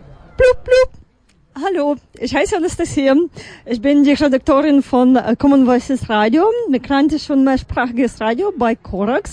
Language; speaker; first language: German; non-native, fluent; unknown